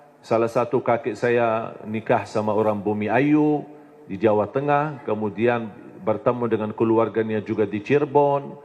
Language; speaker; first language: Indonesian; non-native, fluent; Arabic